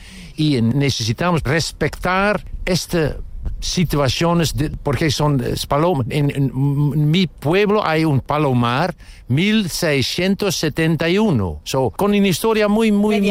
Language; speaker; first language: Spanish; non-native, learner; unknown